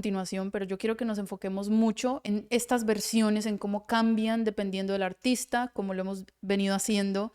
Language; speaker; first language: Spanish; native; Spanish